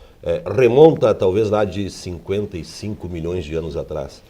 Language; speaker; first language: Portuguese; native; Portuguese